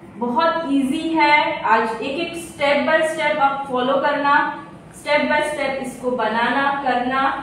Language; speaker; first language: Hindi; non-native, local second language; Gujarati